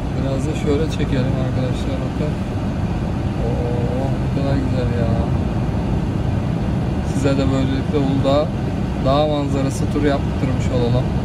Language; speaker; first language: Turkish; native; Turkish